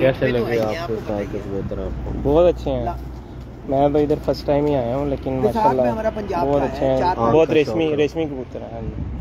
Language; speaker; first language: Hindi; non-native, local second language; Punjabi